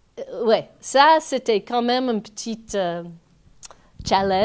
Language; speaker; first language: French; non-native, fluent; English